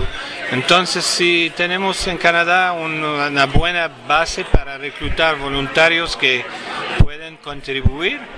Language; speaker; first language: Spanish; non-native, fluent; French